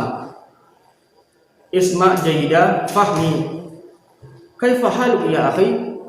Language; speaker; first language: Arabic; non-native, fluent; Indonesian